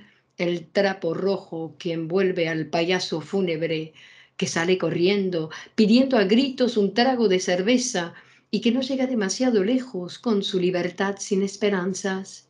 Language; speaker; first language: Spanish; native; Spanish